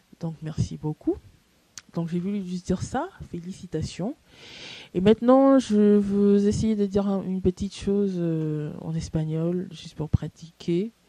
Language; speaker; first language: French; non-native, fluent; English